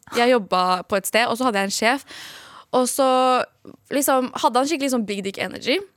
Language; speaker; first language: Norwegian; early bilingual, other home language; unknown